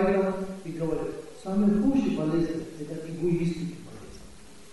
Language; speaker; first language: Russian; non-native, learner; Tibetan